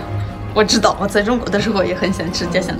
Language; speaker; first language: Chinese; non-native, fluent; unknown